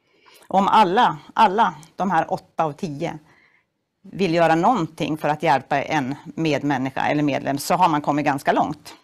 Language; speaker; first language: Swedish; native; Swedish